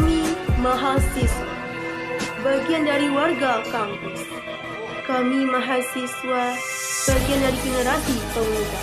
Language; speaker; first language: Indonesian; non-native, local second language; Minangkabau